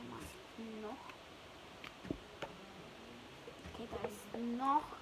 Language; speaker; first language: German; early bilingual, heritage; German